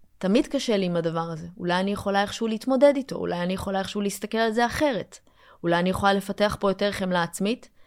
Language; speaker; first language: Hebrew; early bilingual, other home language; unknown